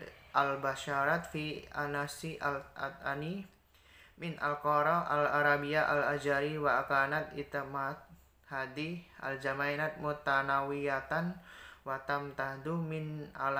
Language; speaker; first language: Arabic; non-native, learner; Indonesian